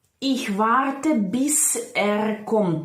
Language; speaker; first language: German; non-native, fluent; Ukrainian